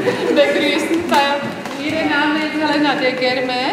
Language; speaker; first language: German; non-native, learner; Czech